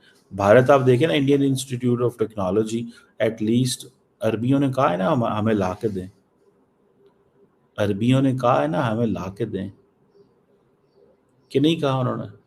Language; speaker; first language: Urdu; non-native, local second language; Punjabi